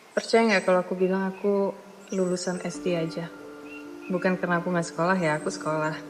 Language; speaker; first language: Indonesian; non-native, fluent; Dutch